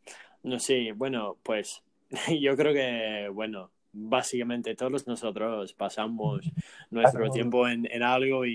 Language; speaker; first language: Spanish; non-native, fluent; English